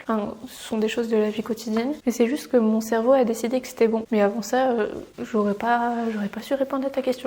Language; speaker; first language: French; native; French